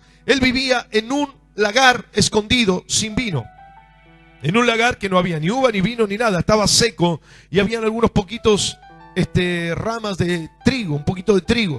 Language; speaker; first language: Spanish; native; Spanish